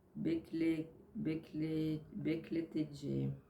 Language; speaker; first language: Turkish; non-native, learner; Russian